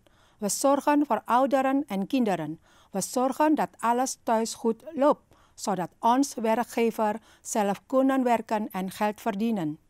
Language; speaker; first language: Dutch; non-native, learner; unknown